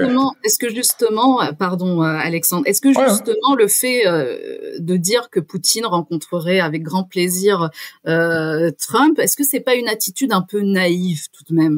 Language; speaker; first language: French; native; French